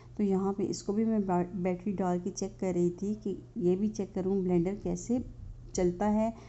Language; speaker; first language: Urdu; native; Urdu